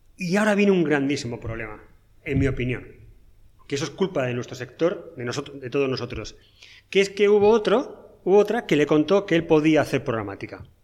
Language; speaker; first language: Spanish; native; Spanish